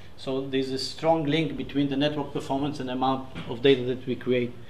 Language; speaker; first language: English; non-native, fluent; Hebrew